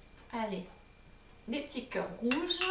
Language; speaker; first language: French; native; French